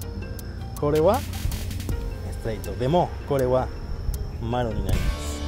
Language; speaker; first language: Japanese; non-native, learner; Spanish